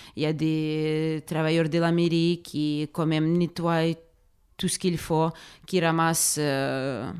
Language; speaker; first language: French; non-native, fluent; Ukrainian